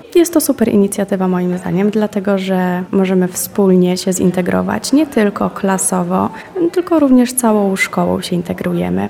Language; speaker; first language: Polish; native; Polish